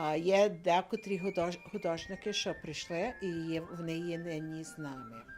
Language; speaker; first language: Ukrainian; early bilingual, heritage; Ukrainian